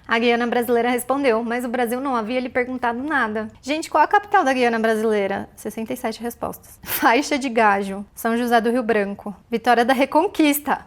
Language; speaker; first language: Portuguese; native; Portuguese